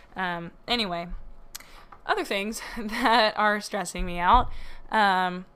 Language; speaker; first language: English; native; English